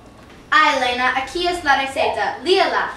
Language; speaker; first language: Spanish; non-native, learner; English